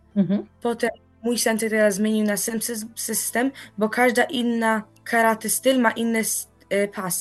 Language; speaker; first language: Polish; early bilingual, heritage; Polish